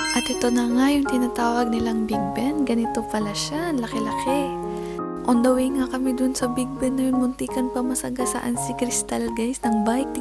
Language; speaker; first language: Filipino; non-native, local second language; Iloko